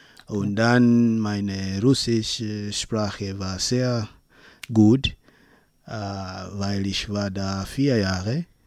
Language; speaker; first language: German; non-native, learner; Swahili